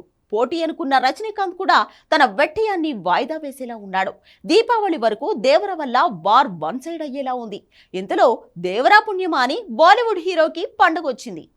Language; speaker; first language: Telugu; native; Telugu